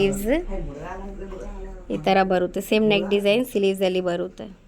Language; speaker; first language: Kannada; non-native, local second language; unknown